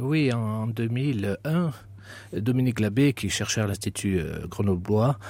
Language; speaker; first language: French; native; French